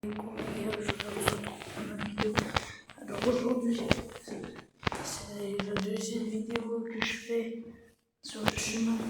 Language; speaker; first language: French; early bilingual, other home language; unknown